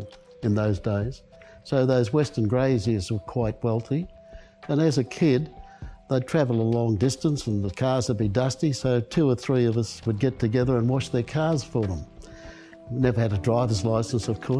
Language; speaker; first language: English; native; English